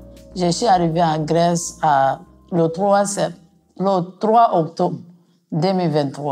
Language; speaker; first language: French; non-native, local second language; Mandingo